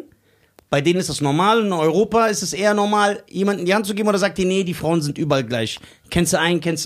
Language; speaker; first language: German; early bilingual, other home language; Persian